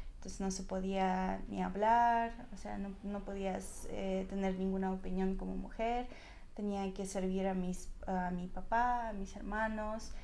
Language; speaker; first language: Spanish; non-native, fluent; Russian